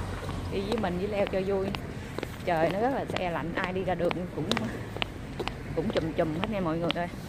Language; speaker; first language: Vietnamese; native; Vietnamese